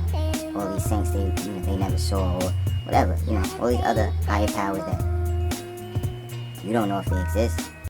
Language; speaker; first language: English; native; English